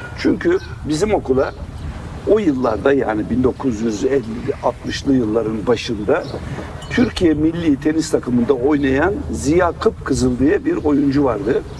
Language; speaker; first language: Turkish; native; Turkish